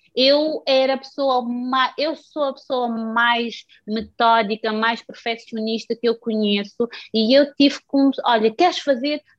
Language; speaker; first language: Portuguese; non-native, local second language; Kabuverdianu